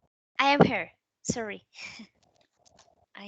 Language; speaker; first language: English; non-native, learner; Spanish